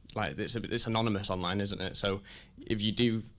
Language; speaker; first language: English; native; English